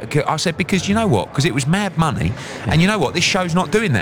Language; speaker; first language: English; native; English